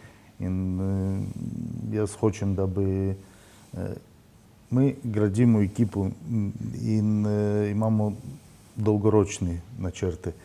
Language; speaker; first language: Slovenian; non-native, learner; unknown